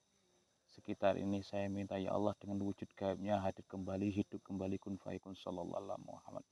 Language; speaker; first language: Indonesian; native; Indonesian